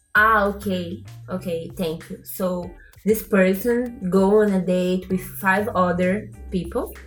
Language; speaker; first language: English; non-native, learner; Portuguese